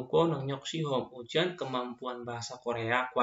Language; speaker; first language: Korean; non-native, fluent; Indonesian